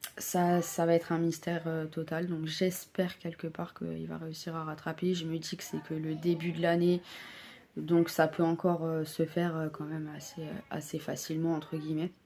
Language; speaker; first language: French; native; French